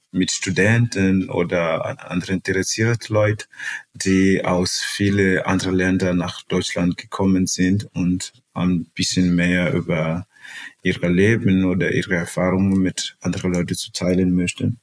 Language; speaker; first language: German; non-native, fluent; Portuguese